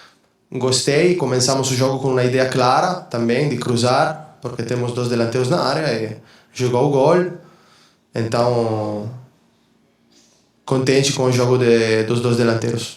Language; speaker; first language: Portuguese; non-native, fluent; Spanish